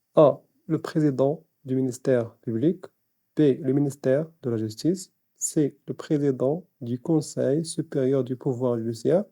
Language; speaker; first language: French; non-native, local second language; Arabic